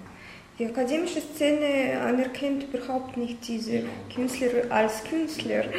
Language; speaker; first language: German; non-native, learner; Russian